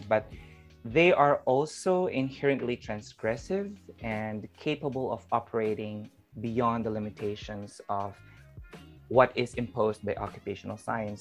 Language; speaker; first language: English; non-native, local second language; Filipino